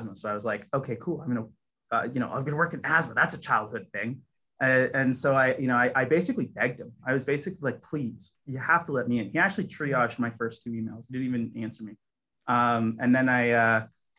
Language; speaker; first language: English; native; English